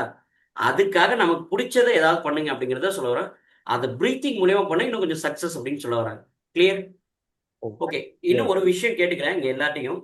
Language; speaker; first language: Tamil; native; Tamil